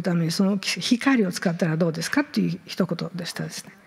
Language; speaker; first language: Japanese; non-native, fluent; Bulgarian